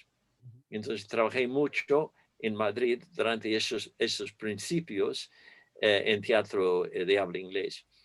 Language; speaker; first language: Spanish; non-native, fluent; English